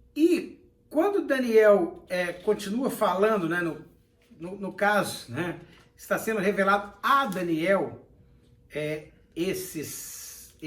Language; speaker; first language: Portuguese; native; Portuguese